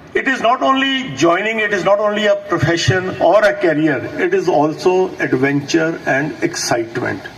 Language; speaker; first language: English; non-native, local second language; Punjabi